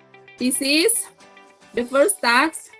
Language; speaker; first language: English; non-native, learner; Indonesian